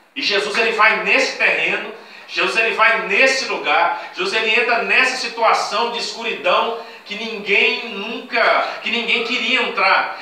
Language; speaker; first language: Portuguese; native; Portuguese